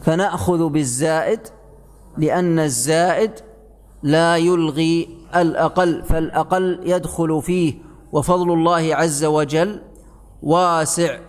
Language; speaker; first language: Arabic; native; Arabic